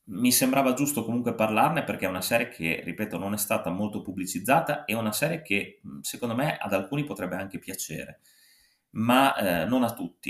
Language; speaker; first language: Italian; native; Italian